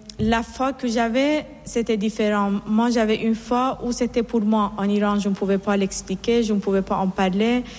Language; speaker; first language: French; non-native, fluent; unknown